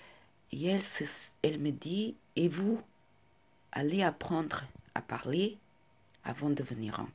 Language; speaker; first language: French; non-native, fluent; Portuguese